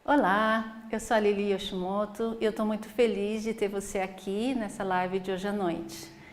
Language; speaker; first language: Portuguese; native; Portuguese